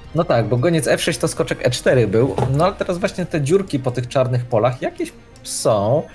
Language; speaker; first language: Polish; early bilingual, other home language; Vietnamese